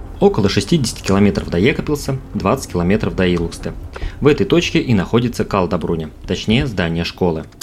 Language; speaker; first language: Russian; native; Russian